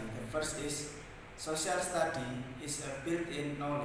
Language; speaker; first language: English; non-native, learner; Indonesian